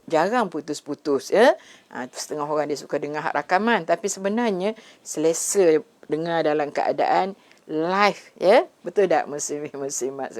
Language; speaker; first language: Malay; native; Malay